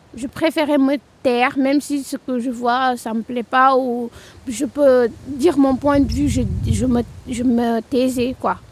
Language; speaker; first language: French; non-native, local second language; Wolof